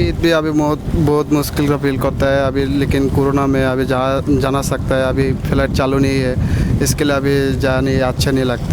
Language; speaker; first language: Hindi; non-native, learner; Bangla